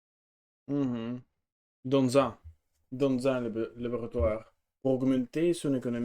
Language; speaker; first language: French; non-native, learner; Russian